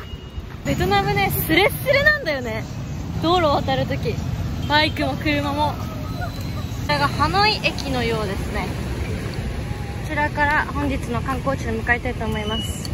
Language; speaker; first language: Japanese; native; Japanese